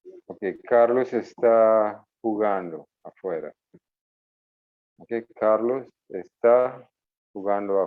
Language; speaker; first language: Spanish; non-native, fluent; English